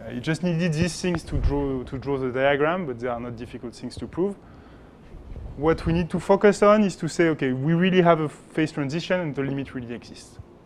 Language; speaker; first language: English; non-native, fluent; French